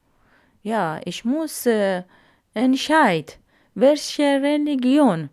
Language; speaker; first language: German; non-native, learner; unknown